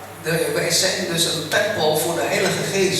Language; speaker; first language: Dutch; early bilingual, other home language; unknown